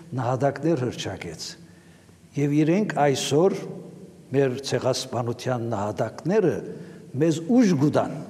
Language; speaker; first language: Armenian; early bilingual, heritage; Armenian